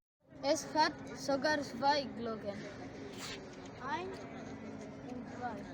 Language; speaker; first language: German; non-native, learner; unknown